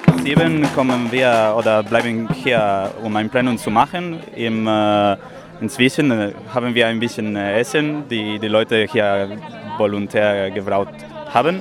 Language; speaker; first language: German; non-native, learner; Spanish